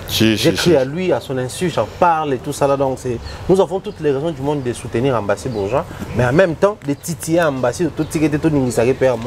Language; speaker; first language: French; non-native, local second language; Lingala